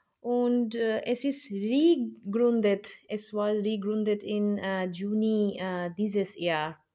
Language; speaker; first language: German; non-native, learner; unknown